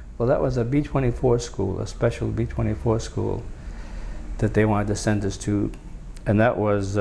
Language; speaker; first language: English; native; English